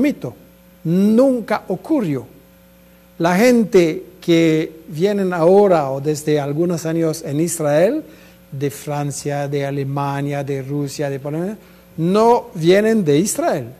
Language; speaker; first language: Spanish; non-native, fluent; French